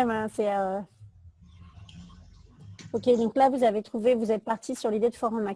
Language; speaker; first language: French; native; French